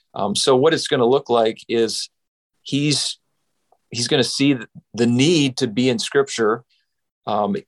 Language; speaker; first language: English; native; English